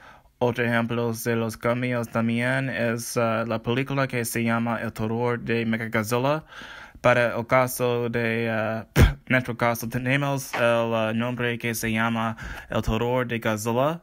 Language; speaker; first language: Spanish; non-native, learner; English